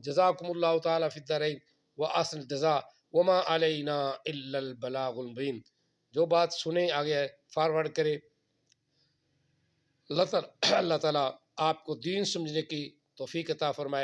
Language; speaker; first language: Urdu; non-native, local second language; Punjabi